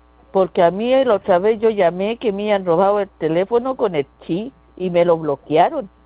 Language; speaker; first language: Spanish; native; Spanish